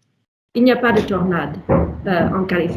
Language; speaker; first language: French; non-native, learner; English